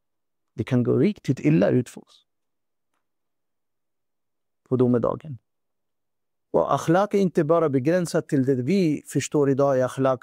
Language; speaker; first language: Swedish; non-native, fluent; Urdu